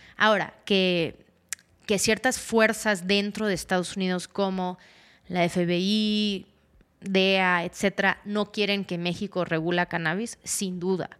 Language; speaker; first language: Spanish; early bilingual, heritage; Spanish